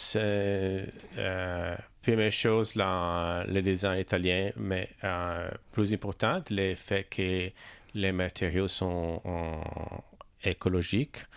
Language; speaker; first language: French; non-native, learner; Italian